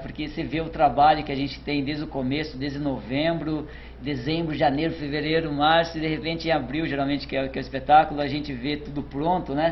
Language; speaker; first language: Portuguese; native; Portuguese